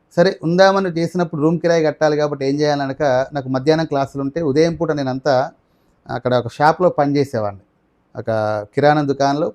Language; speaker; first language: Telugu; non-native, local second language; Marathi